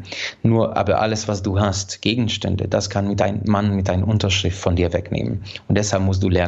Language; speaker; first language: German; non-native, fluent; Hungarian